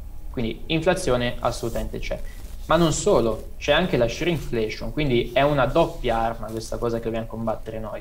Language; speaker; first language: Italian; native; Italian